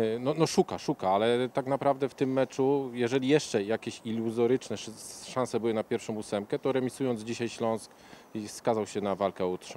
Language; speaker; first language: Polish; native; Polish